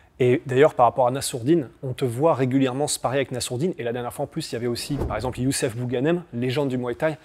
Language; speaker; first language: French; native; French